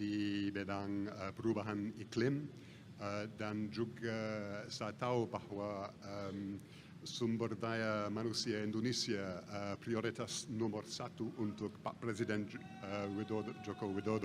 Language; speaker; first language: Indonesian; non-native, fluent; English